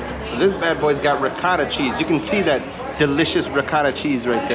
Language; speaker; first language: English; native; English